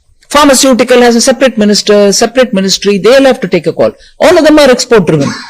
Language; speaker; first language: English; non-native, local second language; Tamil